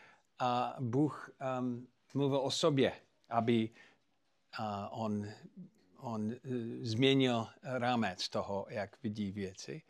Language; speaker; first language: Czech; non-native, fluent; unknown